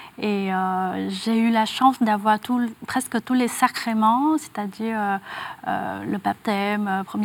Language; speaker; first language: French; non-native, fluent; Vietnamese